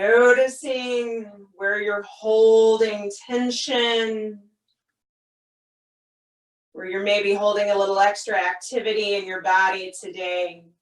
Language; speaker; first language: English; native; English